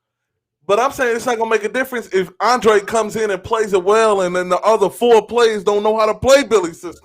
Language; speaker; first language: English; native; English